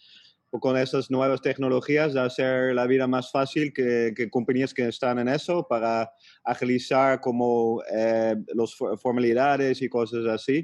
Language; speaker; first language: Spanish; non-native, fluent; Dutch